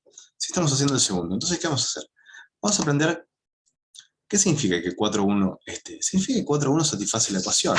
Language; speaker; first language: Spanish; native; Spanish